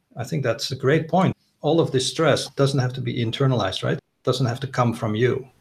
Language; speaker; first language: English; non-native, fluent; Dutch